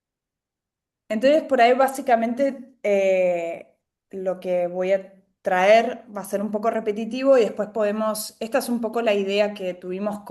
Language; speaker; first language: Spanish; native; Spanish